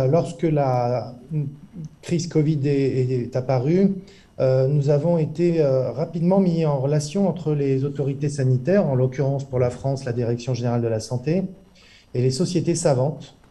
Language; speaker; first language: French; native; French